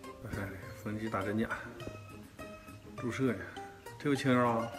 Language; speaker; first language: Chinese; native; Chinese